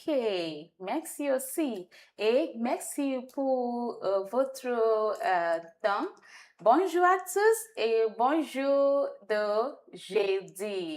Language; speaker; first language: French; non-native, fluent; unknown